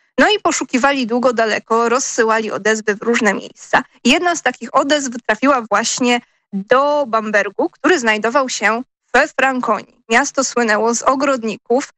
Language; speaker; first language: Polish; native; Polish